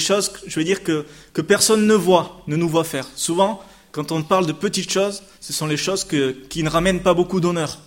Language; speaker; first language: French; native; French